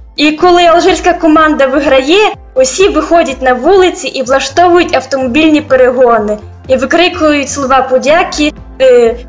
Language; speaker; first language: Ukrainian; native; Ukrainian